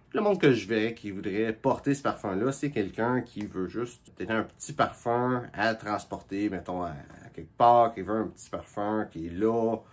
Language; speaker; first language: French; native; French